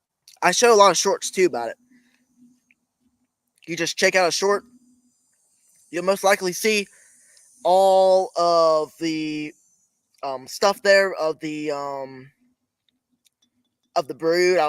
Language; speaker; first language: English; native; English